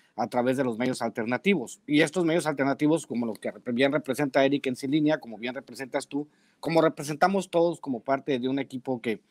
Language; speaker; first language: Spanish; native; Spanish